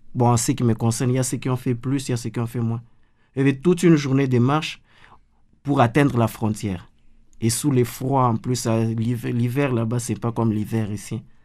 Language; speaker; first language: French; non-native, local second language; Lingala